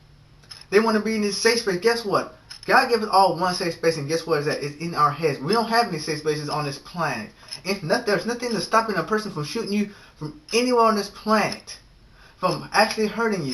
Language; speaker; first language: English; native; English